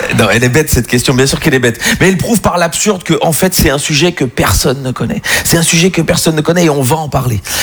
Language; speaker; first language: French; native; French